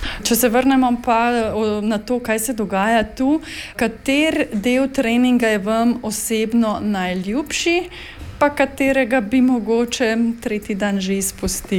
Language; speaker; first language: Slovenian; native; Slovenian